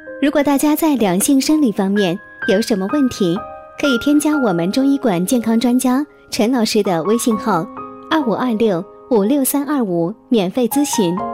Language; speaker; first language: Chinese; native; Chinese